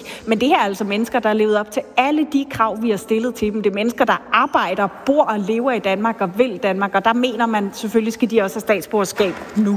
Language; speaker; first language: Danish; native; Danish